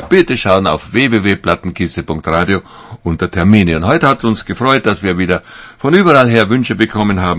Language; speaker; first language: German; native; German